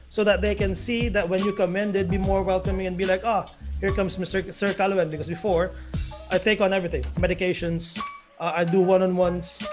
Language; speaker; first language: English; non-native, local second language; Cebuano